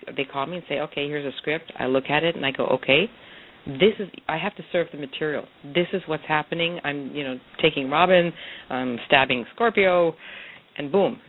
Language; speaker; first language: English; native; English